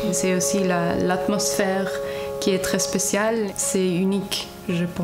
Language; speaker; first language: French; non-native, learner; English